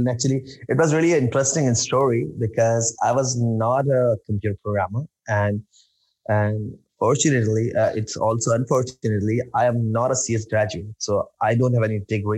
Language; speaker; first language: English; non-native, local second language; Urdu